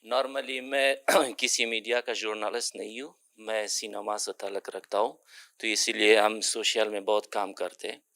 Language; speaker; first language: Hindi; non-native, fluent; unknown